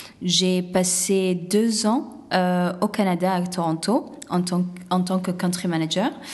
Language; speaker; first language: French; non-native, fluent; Arabic